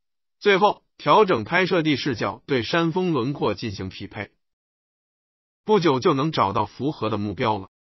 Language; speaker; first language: Chinese; native; Chinese